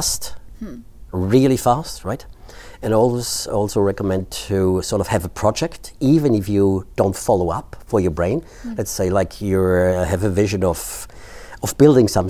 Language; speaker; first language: English; non-native, fluent; German